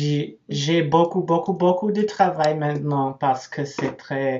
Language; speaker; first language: French; non-native, learner; English